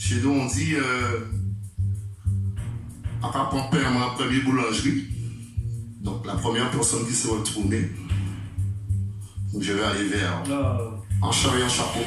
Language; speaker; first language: French; native; French